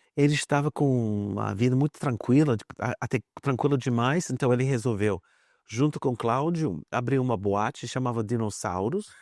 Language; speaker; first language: Portuguese; non-native, fluent; English